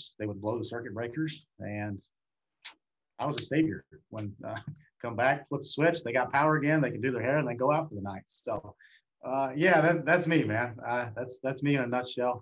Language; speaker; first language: English; native; English